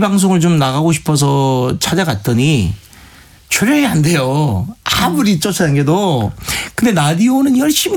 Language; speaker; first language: Korean; native; Korean